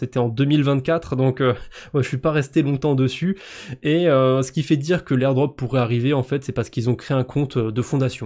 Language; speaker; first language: French; native; French